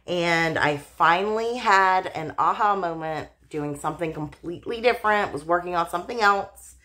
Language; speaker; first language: English; native; English